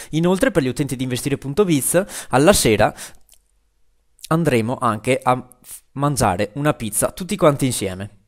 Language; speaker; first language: Italian; native; Italian